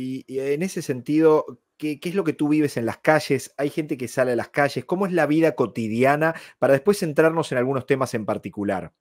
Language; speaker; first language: Spanish; native; Spanish